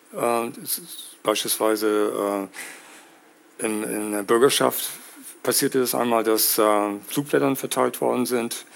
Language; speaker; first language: German; native; German